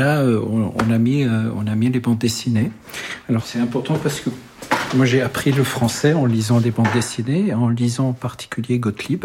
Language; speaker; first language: French; early bilingual, other home language; Arabic